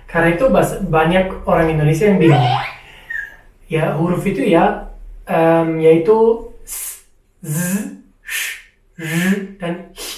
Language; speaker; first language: Indonesian; non-native, fluent; German